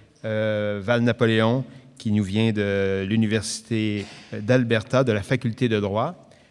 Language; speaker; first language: French; native; French